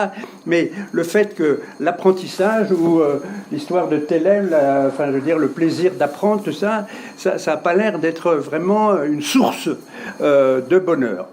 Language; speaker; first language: French; native; French